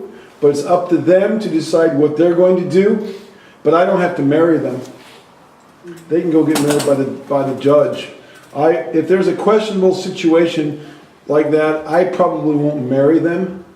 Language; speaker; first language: English; native; English